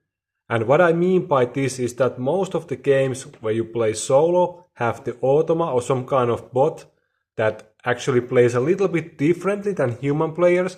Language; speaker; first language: English; non-native, fluent; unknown